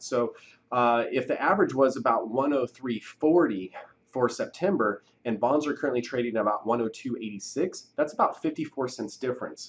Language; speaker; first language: English; native; English